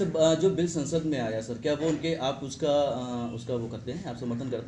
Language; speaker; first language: Hindi; native; Hindi